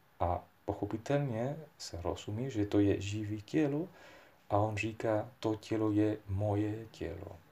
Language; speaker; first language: Czech; non-native, fluent; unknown